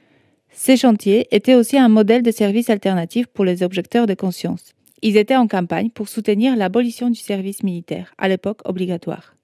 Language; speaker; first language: French; native; French